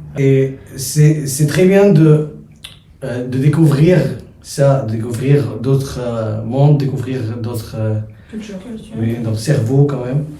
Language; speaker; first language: French; non-native, local second language; Arabic